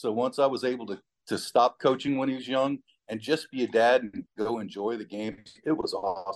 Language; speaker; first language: English; native; English